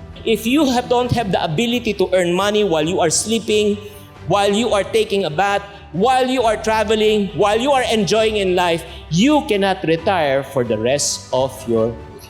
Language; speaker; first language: English; non-native, local second language; Filipino